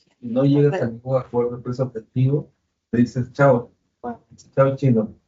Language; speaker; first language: Spanish; native; Spanish